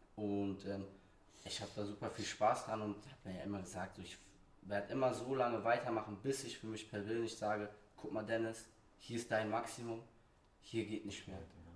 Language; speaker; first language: German; early bilingual, other home language; Portuguese